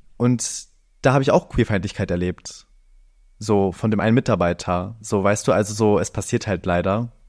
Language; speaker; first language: German; early bilingual, other home language; Greek